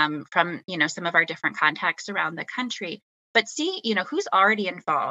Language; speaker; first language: English; native; English